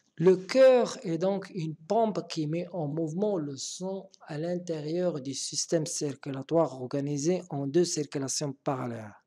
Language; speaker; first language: French; non-native, local second language; Arabic